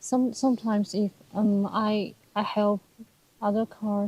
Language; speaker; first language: English; non-native, learner; Chinese